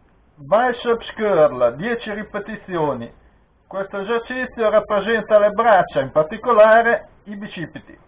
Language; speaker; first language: Italian; native; Italian